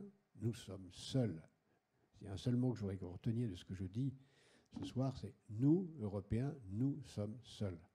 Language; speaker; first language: French; native; French